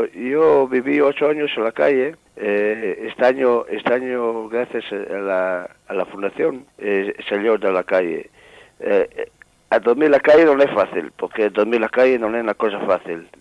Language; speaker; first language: Spanish; non-native, learner; Italian